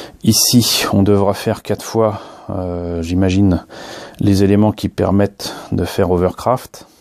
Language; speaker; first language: French; native; French